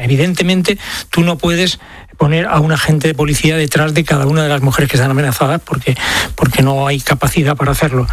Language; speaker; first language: Spanish; native; Spanish